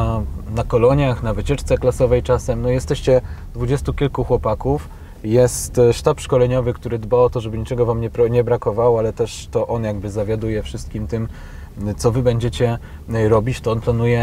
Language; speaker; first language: Polish; native; Polish